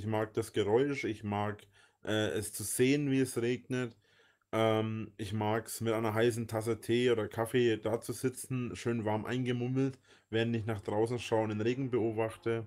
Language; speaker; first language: German; native; German